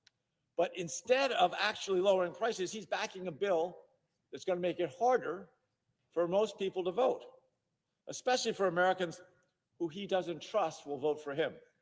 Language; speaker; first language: English; native; English